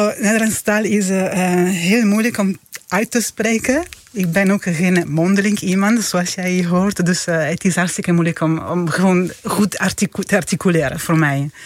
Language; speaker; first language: Dutch; non-native, fluent; Italian